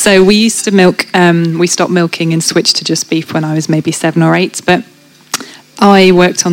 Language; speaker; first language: English; native; English